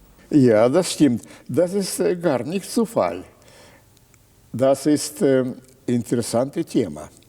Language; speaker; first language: German; non-native, fluent; Russian